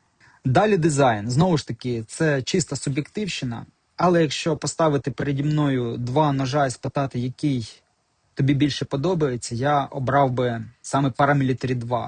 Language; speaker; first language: Ukrainian; native; Ukrainian